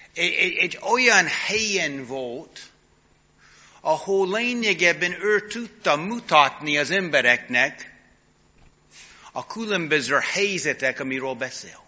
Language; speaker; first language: Hungarian; non-native, fluent; English